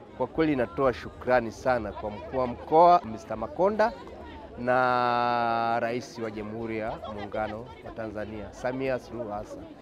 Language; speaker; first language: Swahili; native; Swahili